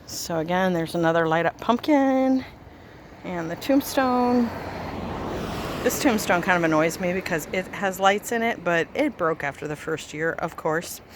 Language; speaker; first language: English; native; English